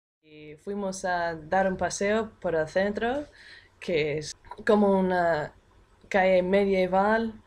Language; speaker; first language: Spanish; non-native, fluent; English